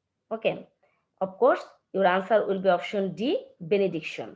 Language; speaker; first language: English; non-native, local second language; Bangla